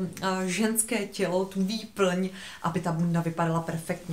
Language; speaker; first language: Czech; native; Czech